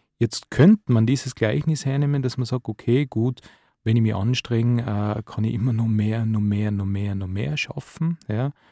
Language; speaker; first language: German; native; German